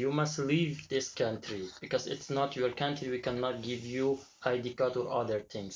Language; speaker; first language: English; non-native, learner; Persian